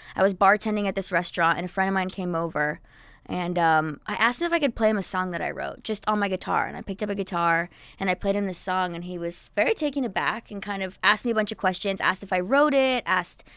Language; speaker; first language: English; native; English